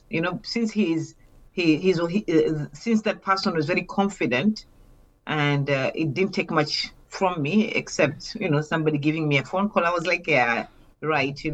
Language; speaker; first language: English; non-native, local second language; Swahili